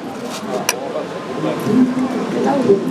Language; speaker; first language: French; native; French